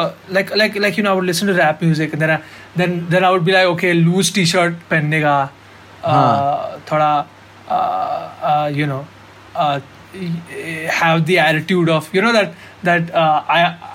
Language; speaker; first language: English; non-native, local second language; Hindi